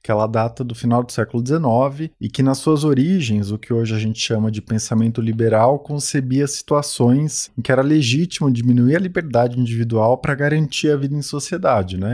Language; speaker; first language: Portuguese; native; Portuguese